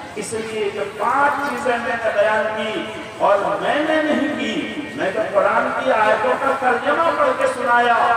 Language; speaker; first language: Urdu; non-native, local second language; Bangla